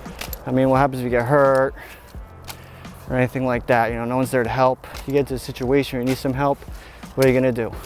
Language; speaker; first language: English; native; English